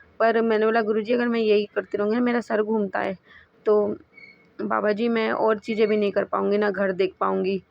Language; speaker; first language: Hindi; native; Hindi